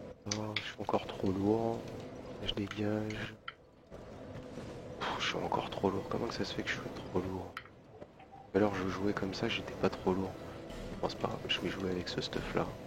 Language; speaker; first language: French; native; French